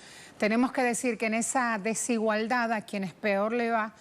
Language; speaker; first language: Spanish; native; Spanish